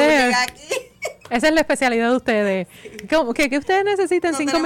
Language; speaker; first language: Spanish; native; Spanish